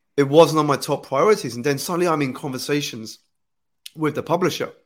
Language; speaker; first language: English; native; English